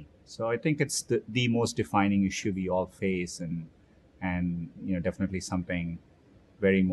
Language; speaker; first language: English; non-native, local second language; Tamil